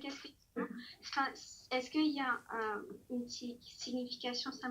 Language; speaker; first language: French; non-native, learner; English